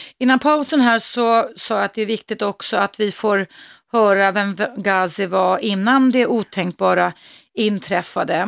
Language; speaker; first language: Swedish; native; Swedish